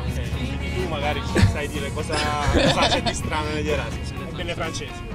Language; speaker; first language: Italian; native; Italian